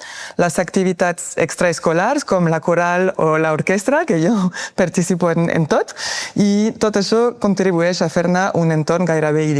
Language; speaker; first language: Catalan; non-native, fluent; French